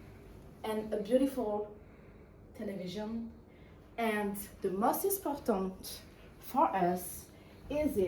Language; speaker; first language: English; non-native, learner; French